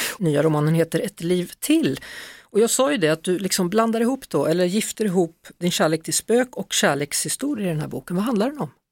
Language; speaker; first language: Swedish; native; Swedish